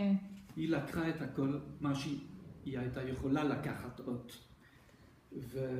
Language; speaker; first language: Hebrew; non-native, fluent; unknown